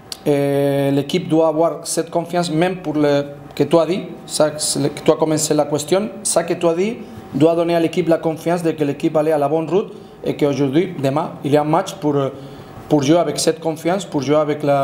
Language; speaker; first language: French; non-native, fluent; Spanish